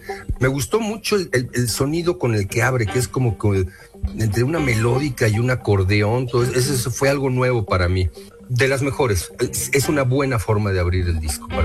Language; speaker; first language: Spanish; native; Spanish